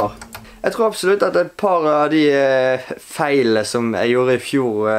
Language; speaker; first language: Norwegian; native; Norwegian